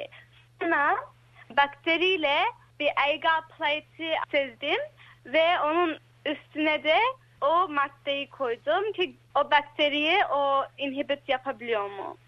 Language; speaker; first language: Turkish; early bilingual, heritage; Turkish